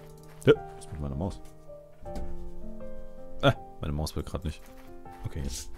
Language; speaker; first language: German; native; German